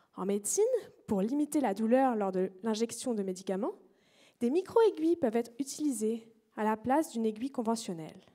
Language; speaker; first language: French; native; French